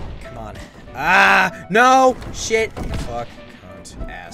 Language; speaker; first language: English; native; English